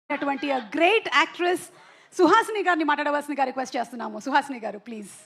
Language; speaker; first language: Telugu; native; Telugu